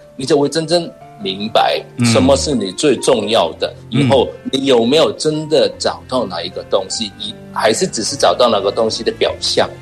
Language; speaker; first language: Chinese; non-native, local second language; Cantonese